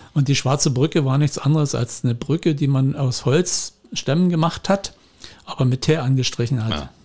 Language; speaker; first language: German; native; German